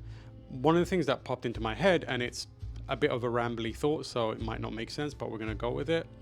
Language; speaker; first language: English; native; English